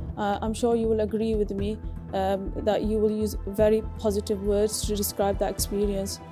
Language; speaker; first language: English; native; English